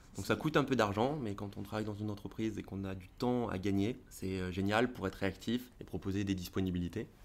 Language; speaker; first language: French; native; French